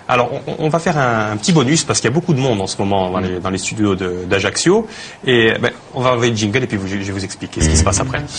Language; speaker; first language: French; native; French